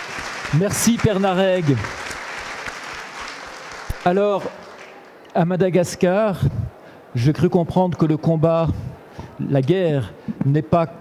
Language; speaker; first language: French; native; French